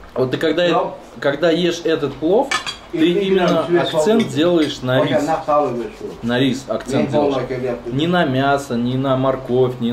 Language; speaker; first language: Russian; native; Russian